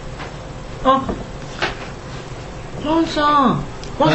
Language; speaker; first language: Japanese; non-native, learner; Chinese